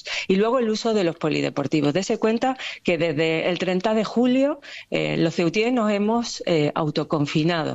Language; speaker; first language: Spanish; native; Spanish